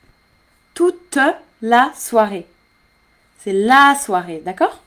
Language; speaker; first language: French; native; French